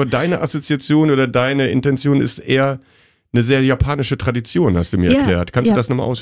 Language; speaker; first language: German; native; German